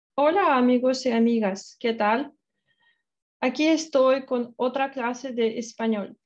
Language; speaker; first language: Spanish; non-native, fluent; Russian